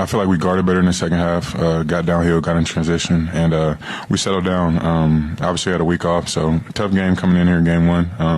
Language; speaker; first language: English; native; English